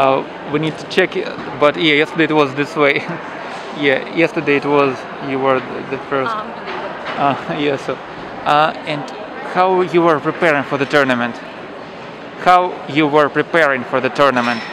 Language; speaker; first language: English; non-native, learner; Russian